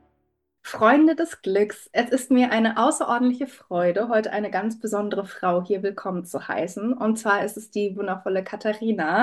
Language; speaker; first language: German; native; German